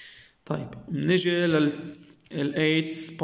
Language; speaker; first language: Arabic; native; Arabic